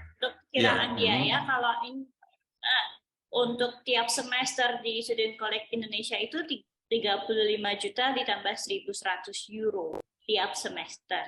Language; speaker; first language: Indonesian; native; Indonesian